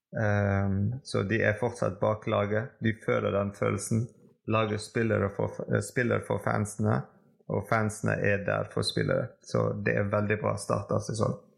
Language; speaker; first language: Norwegian; non-native, fluent; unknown